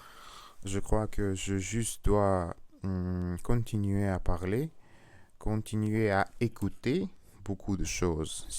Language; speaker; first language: French; non-native, learner; Russian